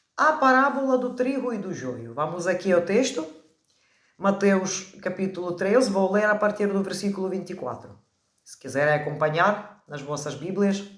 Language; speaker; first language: Portuguese; non-native, fluent; Ukrainian